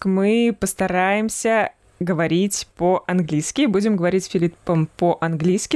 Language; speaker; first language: Russian; native; Russian